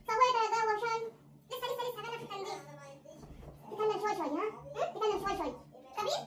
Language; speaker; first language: Arabic; non-native, learner; Oromo